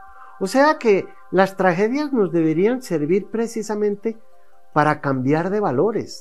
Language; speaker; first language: Spanish; native; Spanish